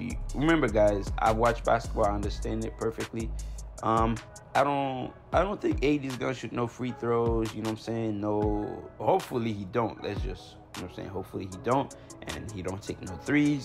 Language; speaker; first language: English; native; English